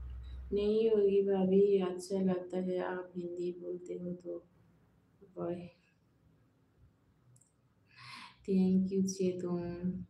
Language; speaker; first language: Hindi; non-native, local second language; Bangla